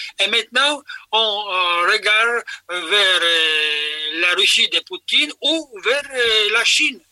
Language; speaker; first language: French; non-native, fluent; Polish